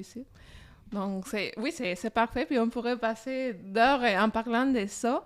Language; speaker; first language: French; non-native, fluent; Spanish